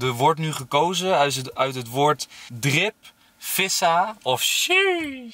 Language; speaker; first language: Dutch; native; Dutch